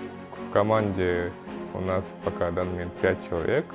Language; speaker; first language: Russian; early bilingual, other home language; Kyrgyz